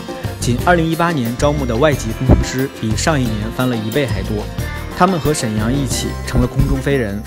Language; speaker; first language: Chinese; native; Chinese